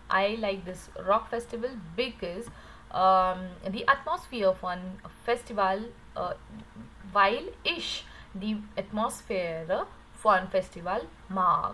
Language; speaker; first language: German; non-native, learner; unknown